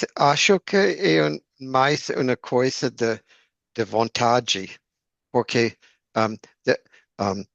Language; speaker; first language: Portuguese; non-native, learner; English